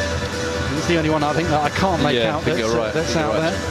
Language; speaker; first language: English; native; English